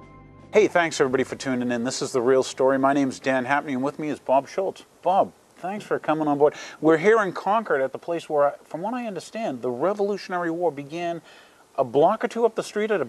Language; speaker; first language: English; native; English